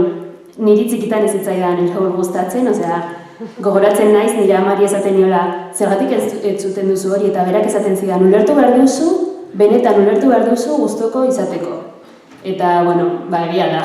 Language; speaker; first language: Basque; early bilingual, other home language; Arabic